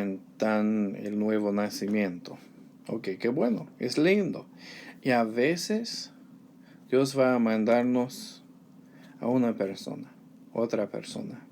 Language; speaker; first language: Spanish; non-native, learner; English